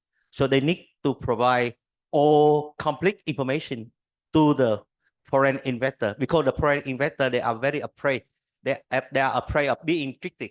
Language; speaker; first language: English; non-native, learner; Vietnamese